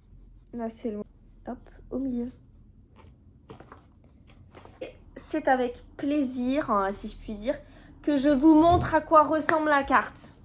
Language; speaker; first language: French; native; French